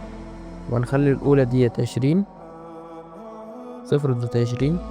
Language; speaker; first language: Arabic; native; Arabic